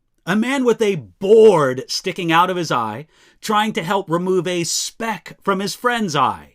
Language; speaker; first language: English; native; English